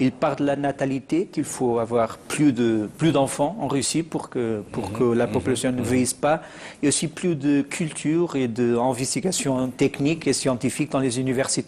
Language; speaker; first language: French; non-native, fluent; Portuguese